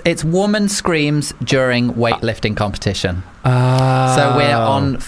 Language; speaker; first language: English; native; English